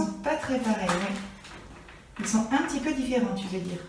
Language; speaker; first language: French; native; French